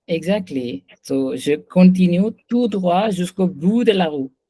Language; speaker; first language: French; non-native, fluent; Hindi